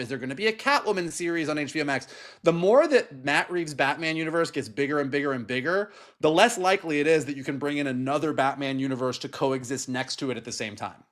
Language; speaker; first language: English; native; English